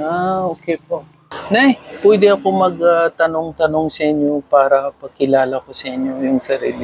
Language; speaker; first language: Filipino; non-native, learner; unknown